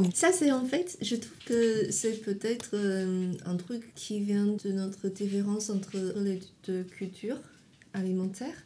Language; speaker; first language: French; non-native, fluent; Chinese